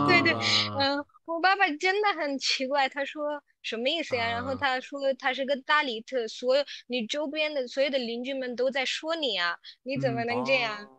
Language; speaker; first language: Chinese; non-native, local second language; Tamil